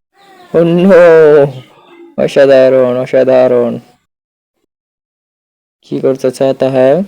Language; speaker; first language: Hindi; non-native, learner; Bangla